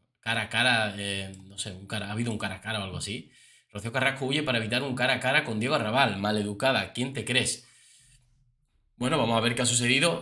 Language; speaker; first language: Spanish; native; Spanish